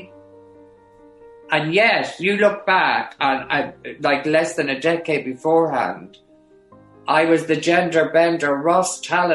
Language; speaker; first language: English; native; English